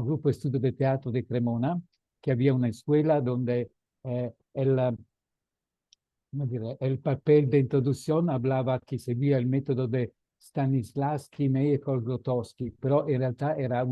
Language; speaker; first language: Spanish; non-native, fluent; Italian